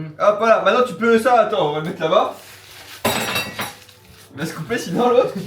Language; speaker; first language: French; native; French